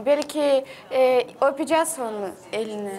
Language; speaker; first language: Turkish; non-native, learner; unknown